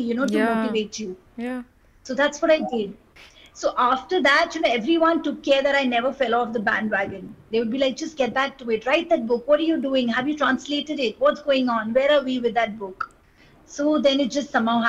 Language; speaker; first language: English; non-native, local second language; Hindi